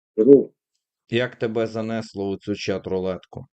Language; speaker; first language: Ukrainian; native; Ukrainian